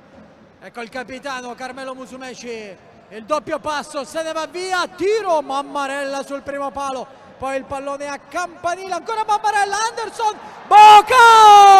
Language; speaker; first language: Italian; native; Italian